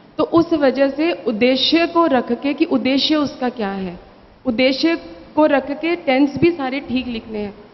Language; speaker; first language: Hindi; native; Hindi